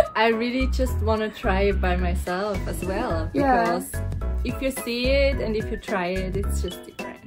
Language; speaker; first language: English; non-native, fluent; German